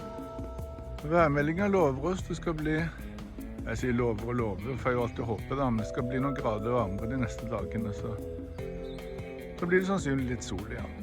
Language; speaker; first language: Norwegian; native; Norwegian